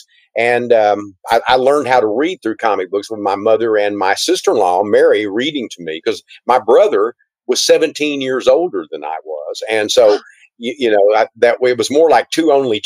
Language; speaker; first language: English; native; English